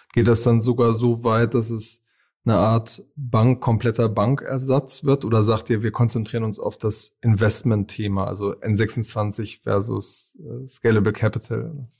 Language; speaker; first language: German; native; German